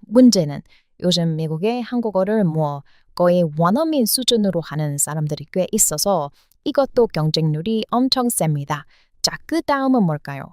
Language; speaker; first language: Korean; non-native, fluent; English